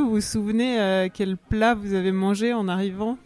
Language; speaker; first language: French; native; French